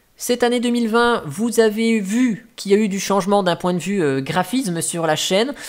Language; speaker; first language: French; native; French